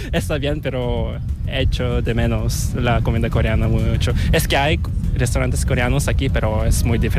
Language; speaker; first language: Spanish; non-native, learner; Korean